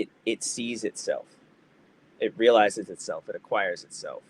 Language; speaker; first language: English; native; English